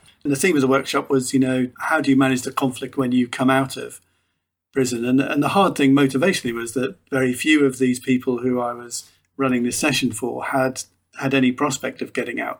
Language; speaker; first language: English; native; English